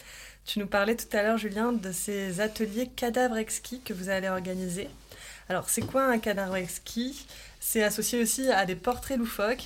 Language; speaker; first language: French; native; French